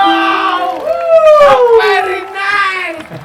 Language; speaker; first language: English; non-native, learner; Indonesian